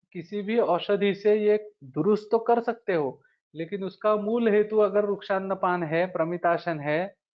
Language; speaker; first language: Hindi; non-native, local second language; Marathi